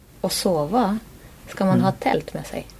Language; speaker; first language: Swedish; non-native, learner; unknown